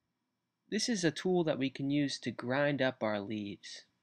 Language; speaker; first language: English; native; English